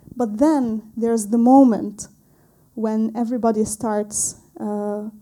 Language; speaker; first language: English; non-native, fluent; Arabic